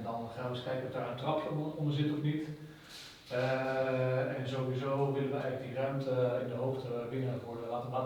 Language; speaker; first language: Dutch; native; Dutch